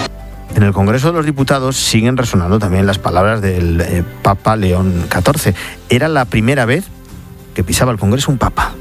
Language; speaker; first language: Spanish; native; Spanish